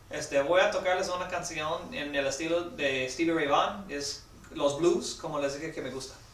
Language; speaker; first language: Spanish; non-native, fluent; English